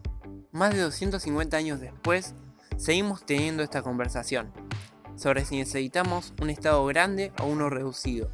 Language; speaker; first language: Spanish; native; Spanish